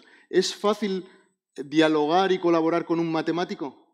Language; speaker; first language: Spanish; native; Spanish